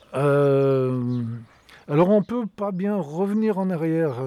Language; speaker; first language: French; native; French